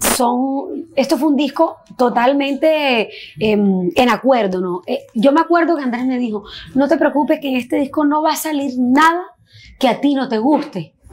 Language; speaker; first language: Spanish; native; Spanish